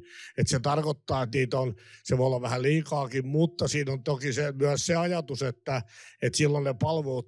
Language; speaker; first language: Finnish; native; Finnish